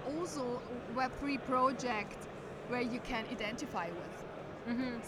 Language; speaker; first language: English; non-native, fluent; German